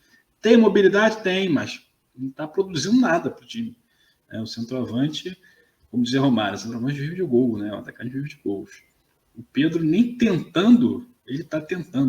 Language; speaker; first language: Portuguese; native; Portuguese